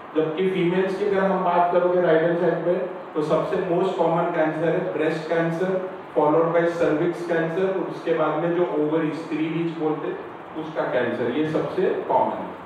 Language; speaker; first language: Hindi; non-native, local second language; Marathi